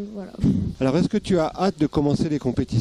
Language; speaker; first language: French; native; French